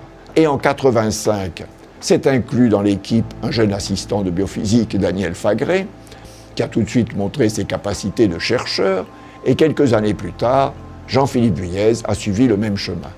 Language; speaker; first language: French; native; French